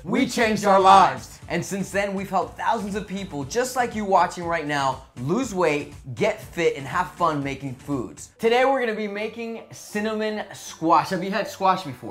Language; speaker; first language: English; early bilingual, other home language; Spanish